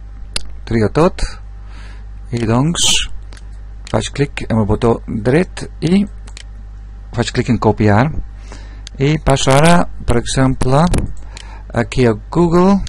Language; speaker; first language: Catalan; non-native, local second language; Spanish